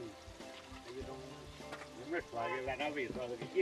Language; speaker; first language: Chinese; native; Chinese